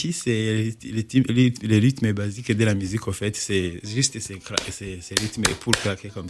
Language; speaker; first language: French; non-native, local second language; Kinyarwanda